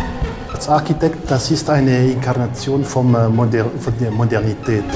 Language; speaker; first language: German; non-native, fluent; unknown